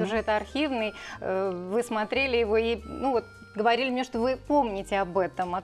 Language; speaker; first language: Russian; native; Russian